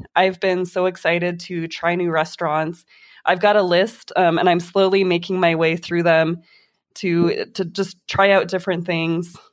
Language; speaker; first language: English; native; English